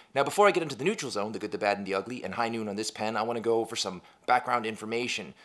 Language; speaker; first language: English; native; English